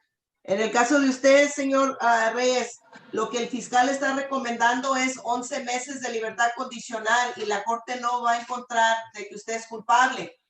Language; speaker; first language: Spanish; native; Spanish